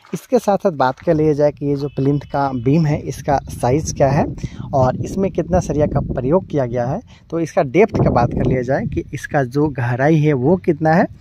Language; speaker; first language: Hindi; native; Hindi